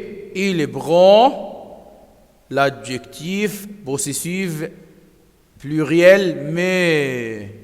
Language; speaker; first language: French; non-native, fluent; Arabic